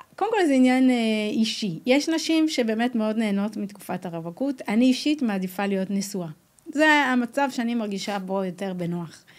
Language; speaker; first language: Hebrew; native; Hebrew